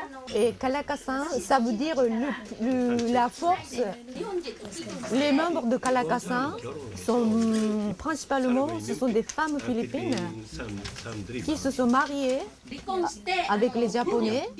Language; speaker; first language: French; non-native, fluent; Japanese